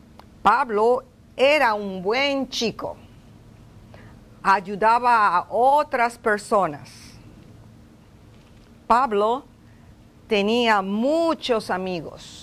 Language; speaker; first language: Spanish; non-native, fluent; English